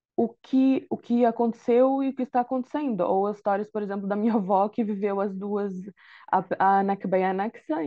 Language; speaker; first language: Portuguese; non-native, fluent; Arabic